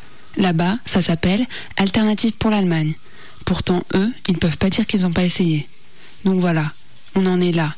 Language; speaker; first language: French; native; French